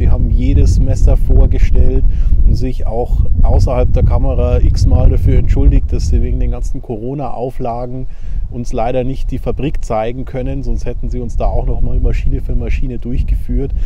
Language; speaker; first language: German; native; German